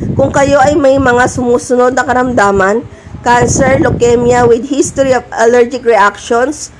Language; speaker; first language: Filipino; native; Filipino